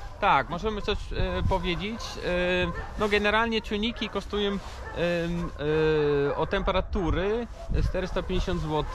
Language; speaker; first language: Polish; non-native, learner; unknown